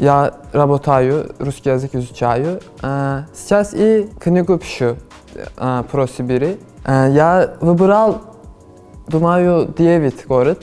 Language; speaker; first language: Russian; non-native, learner; Turkish